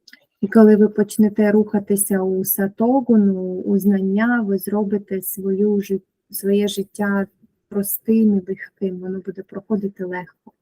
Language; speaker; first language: Ukrainian; native; Ukrainian